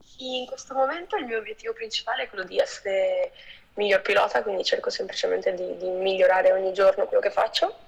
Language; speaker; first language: Italian; non-native, fluent; Spanish